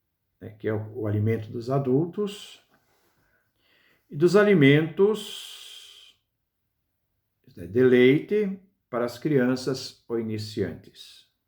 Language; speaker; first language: Portuguese; native; Portuguese